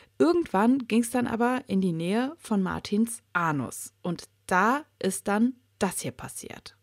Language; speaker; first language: German; native; German